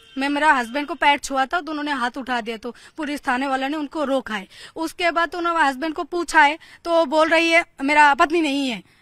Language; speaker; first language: Hindi; non-native, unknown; Bangla